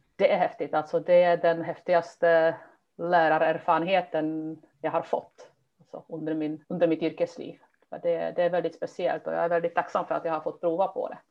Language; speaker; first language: Swedish; non-native, fluent; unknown